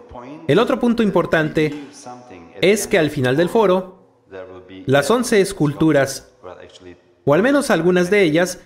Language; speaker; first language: Spanish; non-native, fluent; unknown